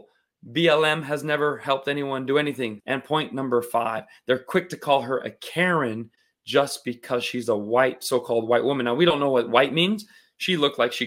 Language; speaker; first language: English; native; English